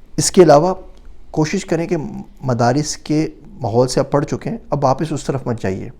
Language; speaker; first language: Urdu; native; Urdu